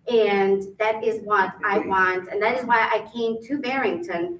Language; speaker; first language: English; early bilingual, other home language; Albanian